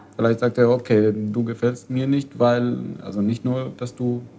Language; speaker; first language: German; non-native, fluent; Arabic